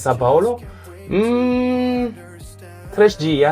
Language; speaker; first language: Portuguese; non-native, learner; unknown